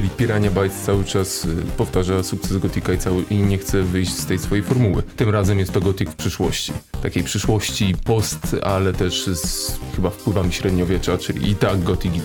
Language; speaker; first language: Polish; native; Polish